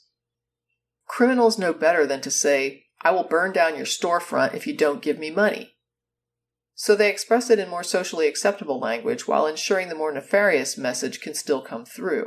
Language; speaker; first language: English; native; English